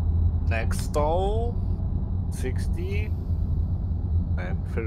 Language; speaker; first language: English; non-native, learner; Lithuanian